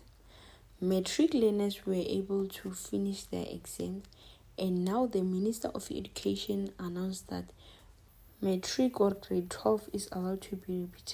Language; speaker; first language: English; non-native, local second language; Northern Sotho